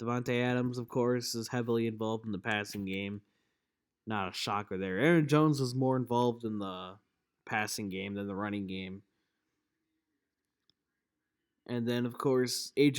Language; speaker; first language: English; native; English